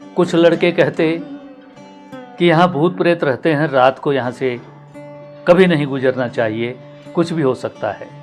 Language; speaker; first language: Hindi; non-native, local second language; Marathi